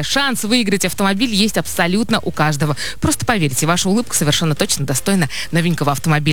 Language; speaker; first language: Russian; native; Russian